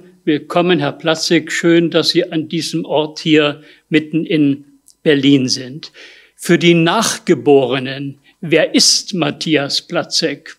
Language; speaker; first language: German; native; German